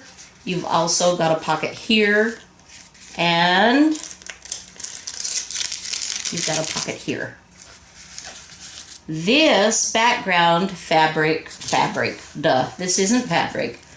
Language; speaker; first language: English; native; English